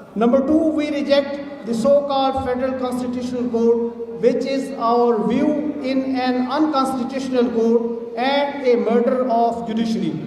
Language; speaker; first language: English; non-native, local second language; Urdu